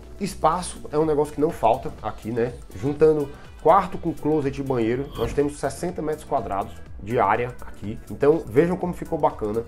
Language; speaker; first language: Portuguese; native; Portuguese